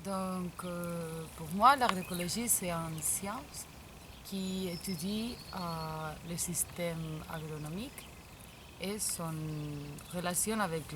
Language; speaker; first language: French; non-native, fluent; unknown